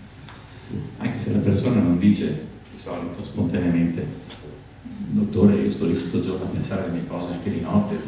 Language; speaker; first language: Italian; native; Italian